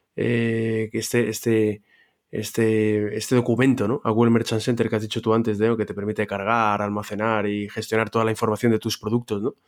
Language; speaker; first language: Spanish; native; Spanish